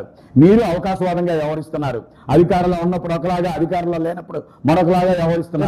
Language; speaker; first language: Telugu; native; Telugu